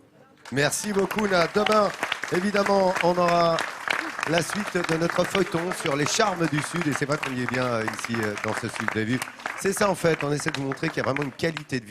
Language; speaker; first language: French; native; French